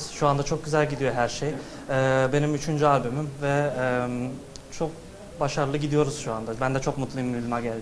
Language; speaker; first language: Turkish; early bilingual, heritage; Turkish